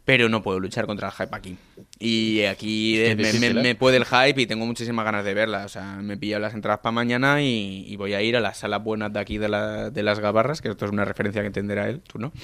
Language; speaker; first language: Spanish; non-native, local second language; Catalan